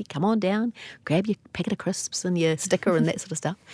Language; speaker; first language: English; native; English